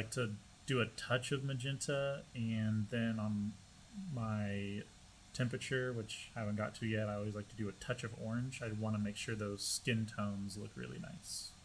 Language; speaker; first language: English; native; English